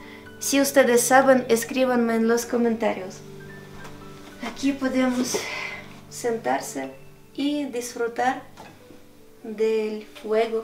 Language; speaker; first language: Spanish; non-native, fluent; Ukrainian